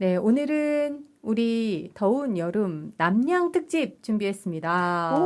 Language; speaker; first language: Korean; native; Korean